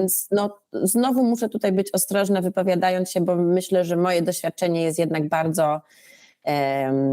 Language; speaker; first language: Polish; early bilingual, other home language; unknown